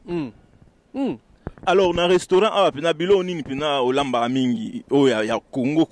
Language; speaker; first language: Lingala; native; Lingala